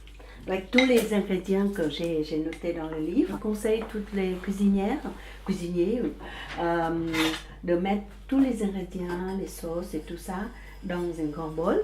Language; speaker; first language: French; early bilingual, other home language; Vietnamese